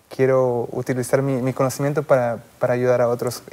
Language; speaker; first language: Spanish; native; Spanish